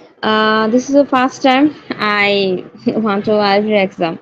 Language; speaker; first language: English; non-native, learner; Bangla